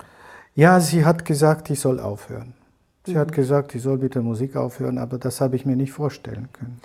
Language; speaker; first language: German; non-native, fluent; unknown